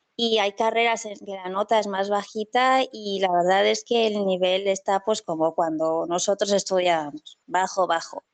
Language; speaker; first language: Spanish; native; Spanish